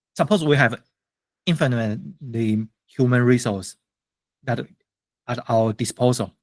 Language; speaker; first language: English; non-native, fluent; Chinese